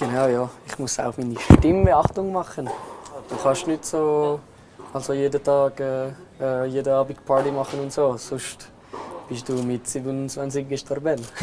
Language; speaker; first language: German; non-native, local second language; French